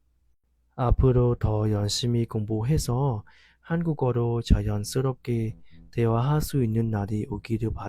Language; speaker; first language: Korean; non-native, learner; Khmer